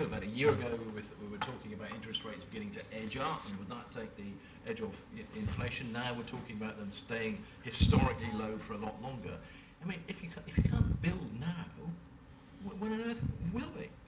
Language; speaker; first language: English; native; English